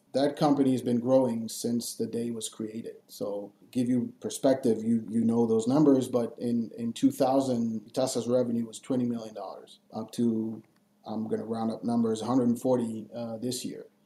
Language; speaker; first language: English; non-native, fluent; French